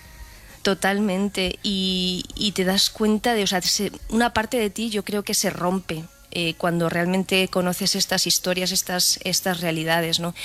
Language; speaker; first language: Spanish; native; Spanish